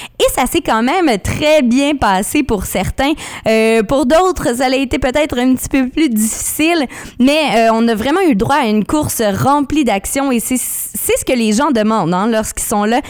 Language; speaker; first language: French; native; French